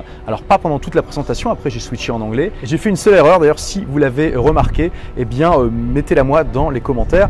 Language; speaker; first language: French; native; French